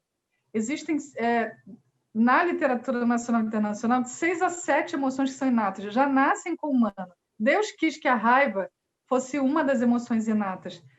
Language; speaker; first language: Portuguese; native; Portuguese